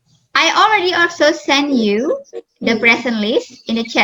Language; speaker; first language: English; non-native, fluent; Indonesian